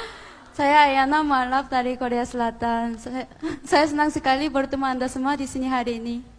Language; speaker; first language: Indonesian; non-native, fluent; Korean